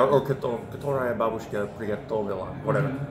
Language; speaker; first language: Russian; non-native, learner; English